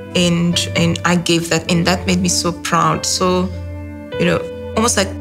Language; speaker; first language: English; non-native, local second language; Kinyarwanda